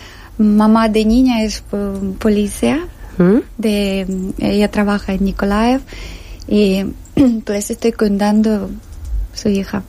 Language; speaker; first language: Spanish; non-native, learner; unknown